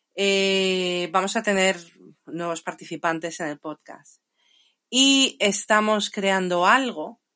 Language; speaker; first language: Spanish; native; Spanish